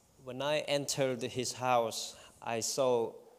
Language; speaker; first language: English; non-native, fluent; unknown